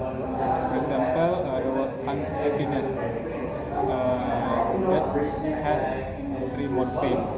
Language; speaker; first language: English; non-native, learner; Indonesian